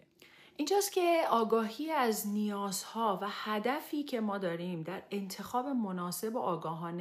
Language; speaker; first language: Persian; native; Persian